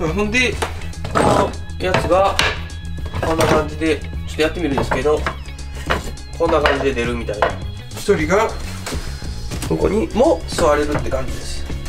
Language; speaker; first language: Japanese; native; Japanese